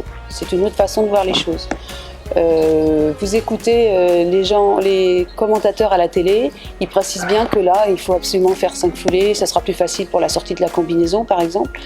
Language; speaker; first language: French; native; French